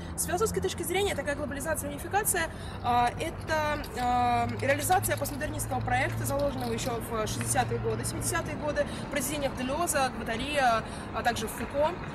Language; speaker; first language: Russian; native; Russian